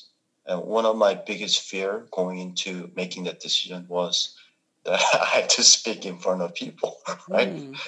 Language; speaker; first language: English; non-native, fluent; Korean